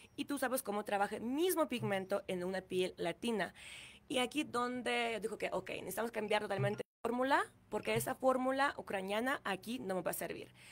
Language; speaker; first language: Spanish; non-native, learner; Ukrainian